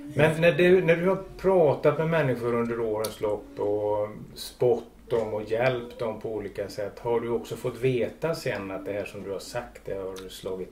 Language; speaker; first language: Swedish; native; Swedish